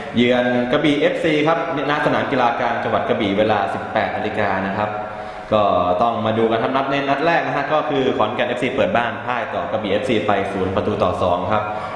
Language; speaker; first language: Thai; native; Thai